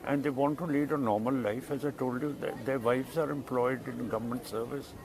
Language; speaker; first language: English; non-native, local second language; Punjabi